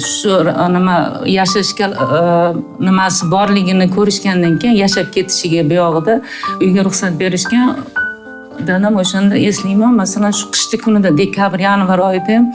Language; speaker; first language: Uzbek; native; Uzbek